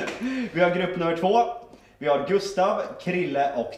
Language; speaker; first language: Swedish; native; Swedish